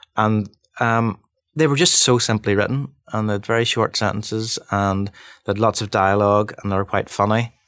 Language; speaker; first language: English; native; English